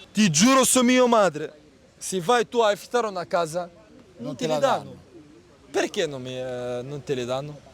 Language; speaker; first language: Italian; non-native, learner; Arabic